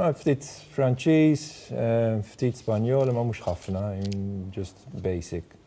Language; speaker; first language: Maltese; non-native, fluent; Dutch